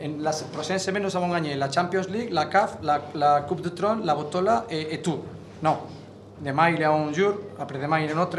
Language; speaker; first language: French; non-native, learner; Catalan